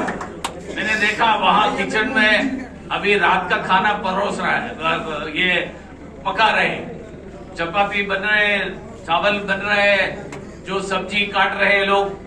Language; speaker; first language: Hindi; non-native, local second language; Malayalam